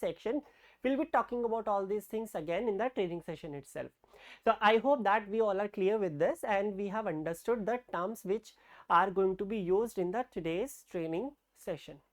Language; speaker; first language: English; non-native, local second language; Hindi